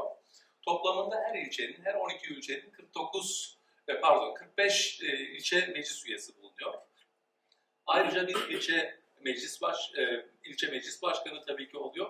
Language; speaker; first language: Turkish; early bilingual, heritage; Turkish